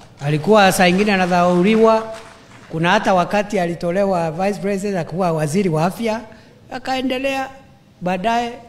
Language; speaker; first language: Swahili; non-native, local second language; Meru